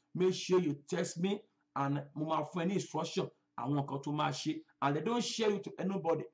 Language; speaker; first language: English; non-native, local second language; Yoruba